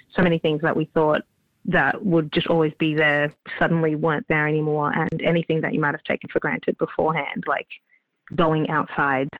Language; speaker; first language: English; native; English